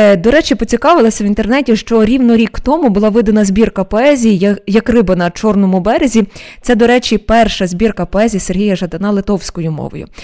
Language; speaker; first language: Ukrainian; native; Ukrainian